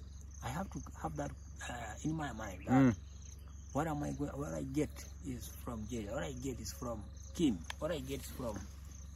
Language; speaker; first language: English; non-native, local second language; Masai